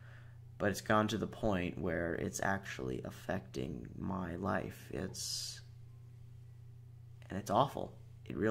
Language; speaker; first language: English; native; English